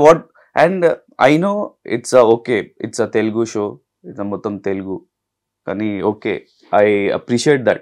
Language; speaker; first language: Telugu; non-native, local second language; Hindi